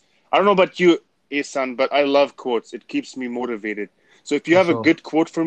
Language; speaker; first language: English; non-native, fluent; German